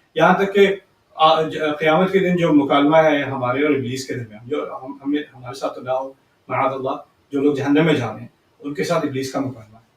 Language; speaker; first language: Urdu; early bilingual, heritage; Urdu